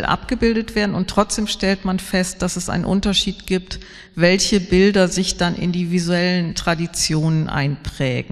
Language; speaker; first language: German; native; German